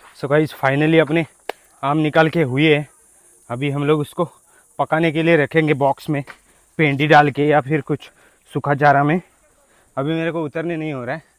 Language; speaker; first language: Hindi; non-native, local second language; Marathi